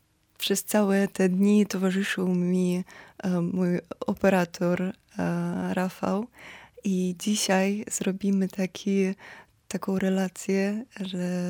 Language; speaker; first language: Polish; non-native, fluent; Ukrainian